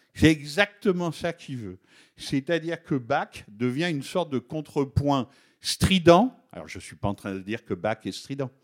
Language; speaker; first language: French; native; French